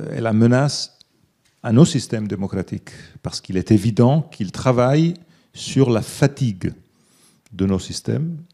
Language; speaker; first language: French; early bilingual, other home language; Italian